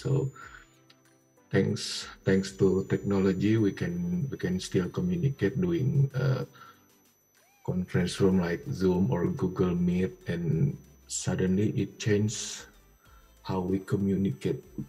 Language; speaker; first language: English; non-native, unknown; Indonesian